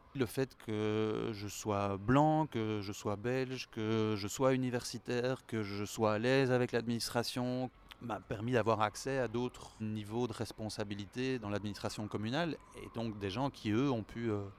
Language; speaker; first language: French; native; French